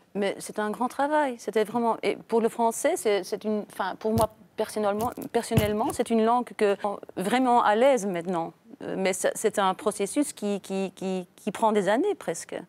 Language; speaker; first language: French; non-native, local second language; Dutch